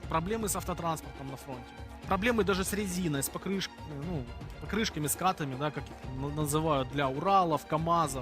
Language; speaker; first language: Russian; native; Russian